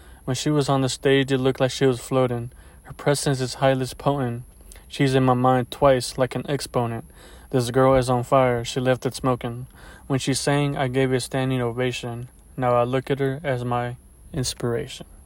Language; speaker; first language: English; early bilingual, other home language; Spanish